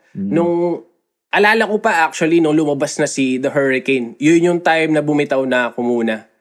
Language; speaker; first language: Filipino; native; Filipino